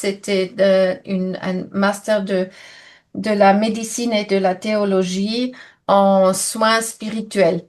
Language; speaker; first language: French; non-native, fluent; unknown